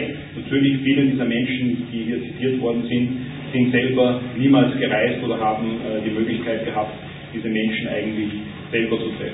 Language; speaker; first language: German; native; German